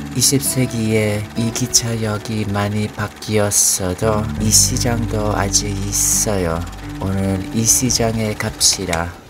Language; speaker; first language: Korean; non-native, learner; English